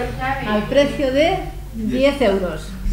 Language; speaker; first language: Spanish; native; Spanish